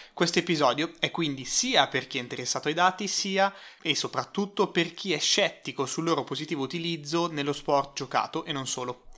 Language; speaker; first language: Italian; native; Italian